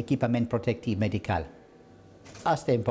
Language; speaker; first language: Romanian; non-native, learner; English